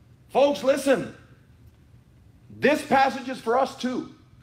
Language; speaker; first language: English; native; English